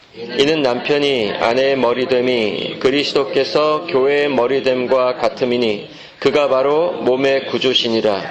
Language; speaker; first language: Korean; native; Korean